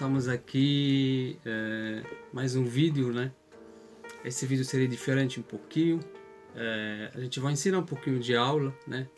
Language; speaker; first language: Portuguese; non-native, fluent; Arabic